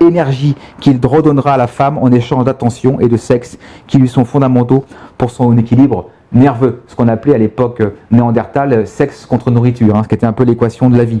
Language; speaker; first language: French; native; French